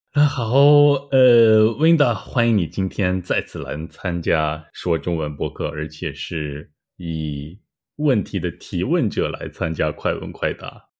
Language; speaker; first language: Chinese; native; Chinese